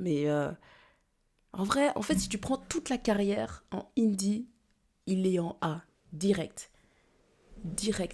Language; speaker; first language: French; native; French